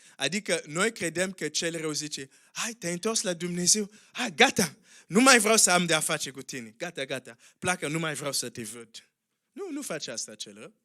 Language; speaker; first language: Romanian; non-native, fluent; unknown